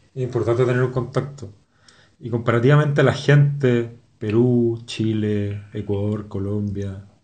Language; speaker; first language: Spanish; native; Spanish